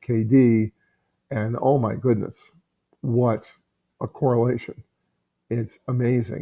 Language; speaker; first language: English; native; English